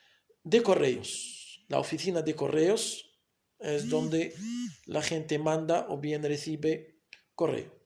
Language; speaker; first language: Spanish; non-native, fluent; Arabic